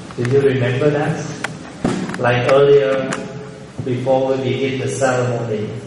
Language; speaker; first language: English; non-native, fluent; Vietnamese